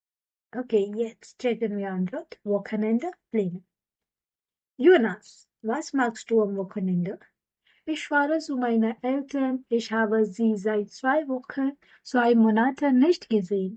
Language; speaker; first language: German; non-native, fluent; Hindi